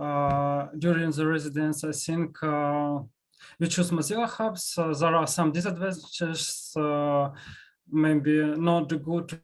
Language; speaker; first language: English; non-native, learner; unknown